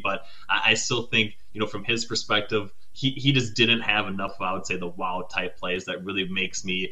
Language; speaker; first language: English; native; English